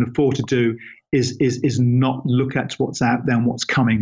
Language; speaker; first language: English; native; English